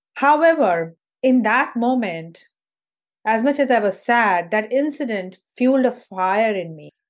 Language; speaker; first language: English; non-native, local second language; Hindi